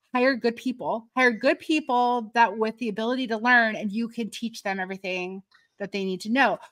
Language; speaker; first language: English; native; English